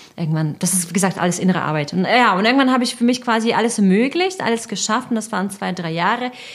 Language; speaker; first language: German; non-native, fluent; Russian